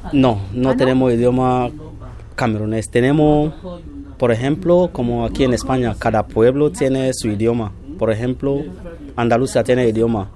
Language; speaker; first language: Spanish; non-native, fluent; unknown